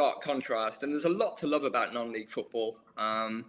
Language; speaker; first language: English; native; English